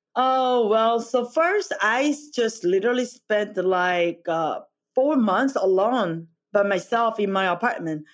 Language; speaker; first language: English; non-native, fluent; Korean